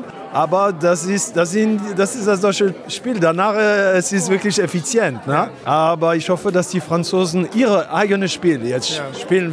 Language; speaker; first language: German; non-native, fluent; French